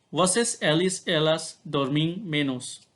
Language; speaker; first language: Portuguese; non-native, learner; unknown